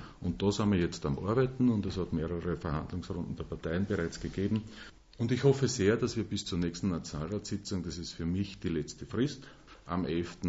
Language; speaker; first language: German; native; German